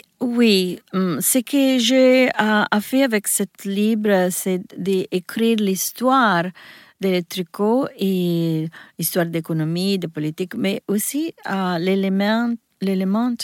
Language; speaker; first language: French; non-native, learner; Italian